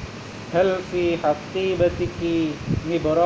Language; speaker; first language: Arabic; non-native, learner; Indonesian